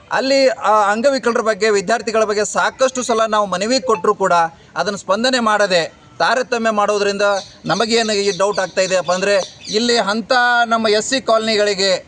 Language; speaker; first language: Kannada; non-native, local second language; Lambadi